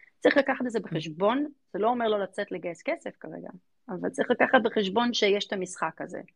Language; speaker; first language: Hebrew; early bilingual, other home language; English